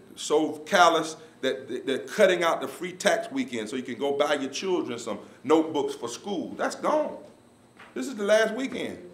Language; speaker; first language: English; native; English